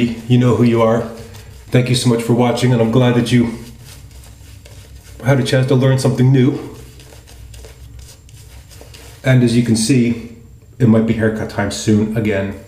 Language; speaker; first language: English; native; English